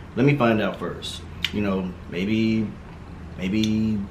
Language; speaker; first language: English; native; English